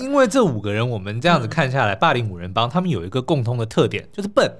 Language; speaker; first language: Chinese; native; Chinese